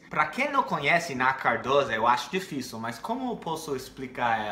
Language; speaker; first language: Portuguese; non-native, fluent; English